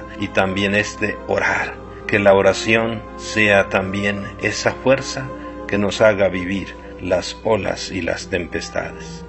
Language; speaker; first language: Spanish; native; Spanish